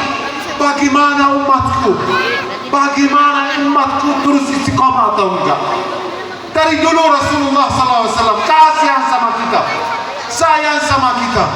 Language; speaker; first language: Indonesian; non-native, learner; Arabic